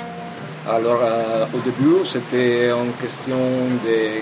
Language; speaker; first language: French; non-native, fluent; Italian